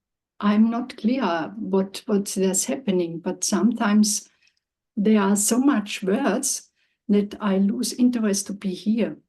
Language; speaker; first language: English; non-native, learner; German